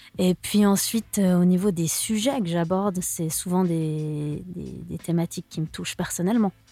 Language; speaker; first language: French; native; French